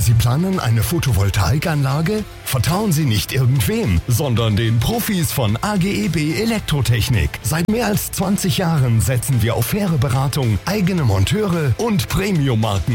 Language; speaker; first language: German; native; German